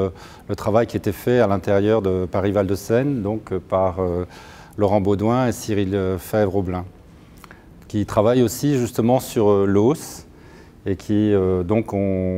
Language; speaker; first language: French; native; French